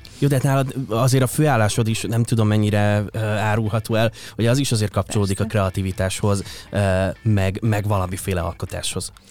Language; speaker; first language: Hungarian; native; Hungarian